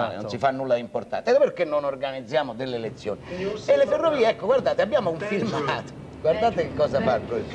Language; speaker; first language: Italian; native; Italian